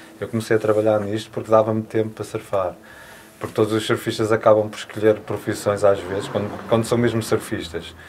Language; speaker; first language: Portuguese; native; Portuguese